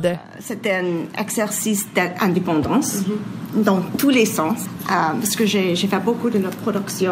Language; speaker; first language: French; non-native, local second language; English